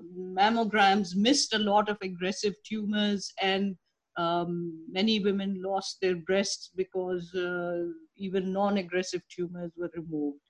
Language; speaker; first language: English; non-native, local second language; Urdu